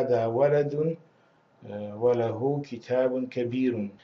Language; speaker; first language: Arabic; non-native, fluent; Russian